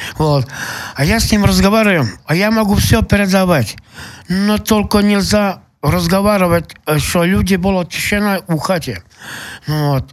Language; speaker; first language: Russian; non-native, local second language; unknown